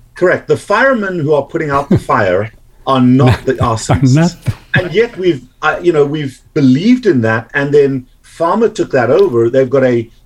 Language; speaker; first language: English; native; English